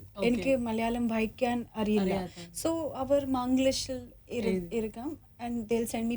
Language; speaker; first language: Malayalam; early bilingual, heritage; Malayalam